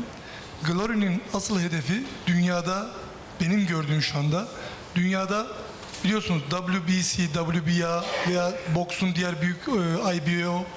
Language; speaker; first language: Turkish; native; Turkish